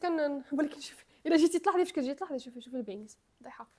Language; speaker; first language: Arabic; native; Arabic